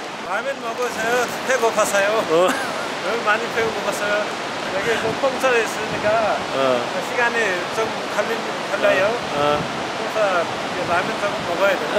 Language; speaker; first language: Korean; non-native, learner; Nepali